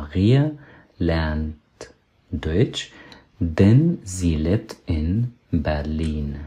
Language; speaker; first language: German; non-native, fluent; Persian